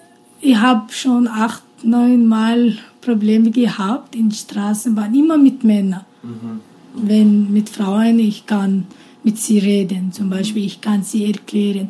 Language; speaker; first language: German; non-native, learner; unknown